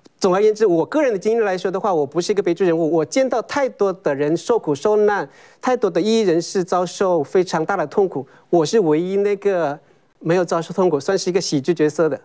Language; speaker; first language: Chinese; native; Chinese